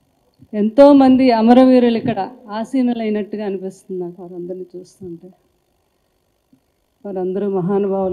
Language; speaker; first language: Telugu; native; Telugu